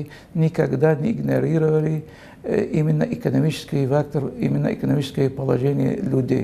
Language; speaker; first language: Russian; non-native, fluent; Arabic